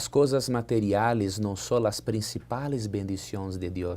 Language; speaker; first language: Spanish; non-native, fluent; Portuguese